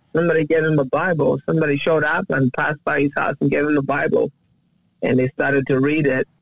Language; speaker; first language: English; non-native, local second language; Ganda